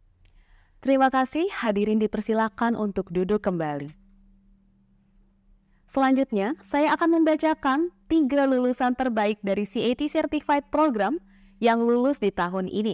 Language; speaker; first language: Indonesian; native; Indonesian